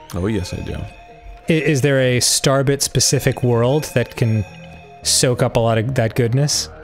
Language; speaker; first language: English; native; English